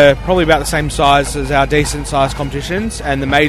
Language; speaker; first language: English; native; English